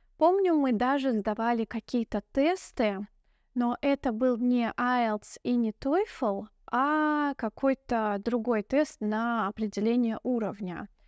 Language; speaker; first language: Russian; native; Russian